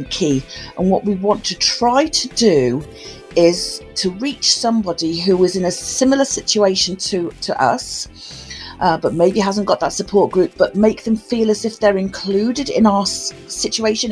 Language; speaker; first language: English; native; English